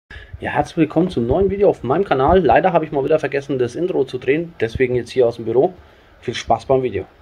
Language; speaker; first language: German; native; German